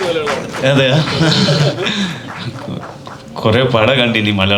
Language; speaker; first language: Malayalam; non-native, local second language; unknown